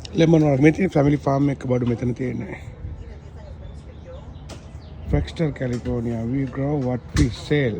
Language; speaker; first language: English; non-native, learner; Sinhala